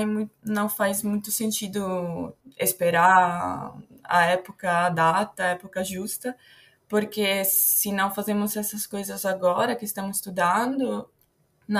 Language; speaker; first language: Portuguese; non-native, fluent; Italian